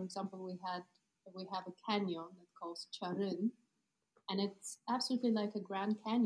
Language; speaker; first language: English; non-native, fluent; Kazakh